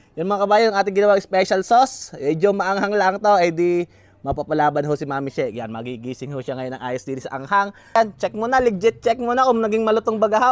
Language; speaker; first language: Filipino; native; Filipino